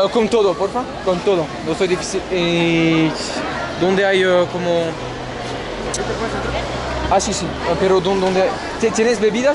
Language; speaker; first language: Spanish; non-native, learner; French